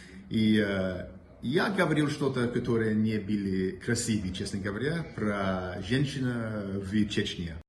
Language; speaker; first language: Russian; non-native, learner; English